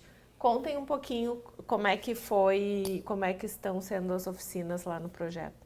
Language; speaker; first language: Portuguese; native; Portuguese